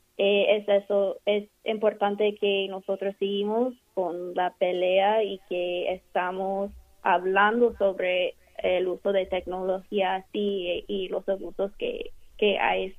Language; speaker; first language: Spanish; non-native, fluent; English